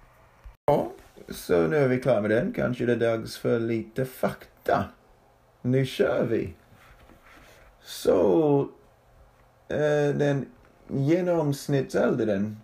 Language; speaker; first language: Swedish; non-native, fluent; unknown